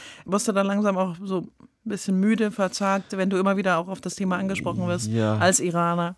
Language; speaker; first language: German; native; German